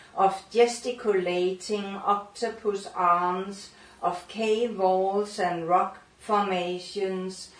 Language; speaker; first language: English; non-native, fluent; Danish